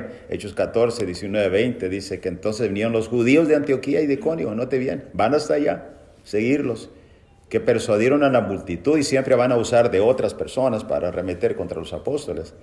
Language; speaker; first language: Spanish; native; Spanish